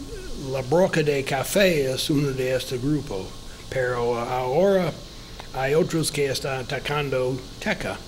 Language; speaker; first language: Spanish; non-native, fluent; English